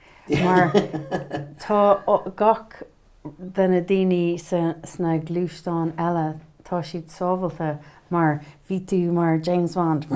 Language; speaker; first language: Irish; non-native, learner; English